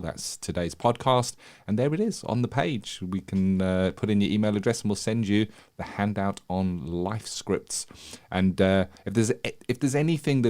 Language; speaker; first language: English; native; English